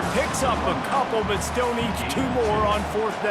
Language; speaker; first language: English; native; English